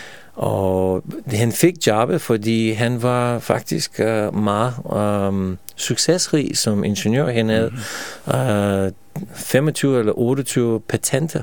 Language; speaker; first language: Danish; non-native, fluent; Russian